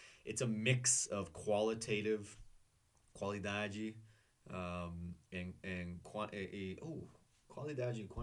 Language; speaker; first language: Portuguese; non-native, learner; English